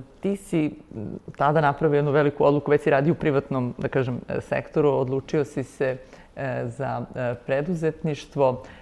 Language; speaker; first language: Serbian; native; Serbian